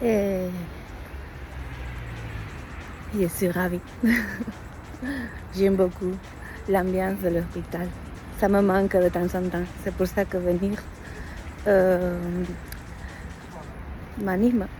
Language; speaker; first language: French; non-native, fluent; Spanish